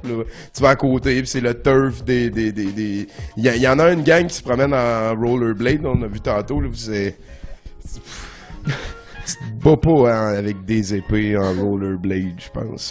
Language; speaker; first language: French; native; French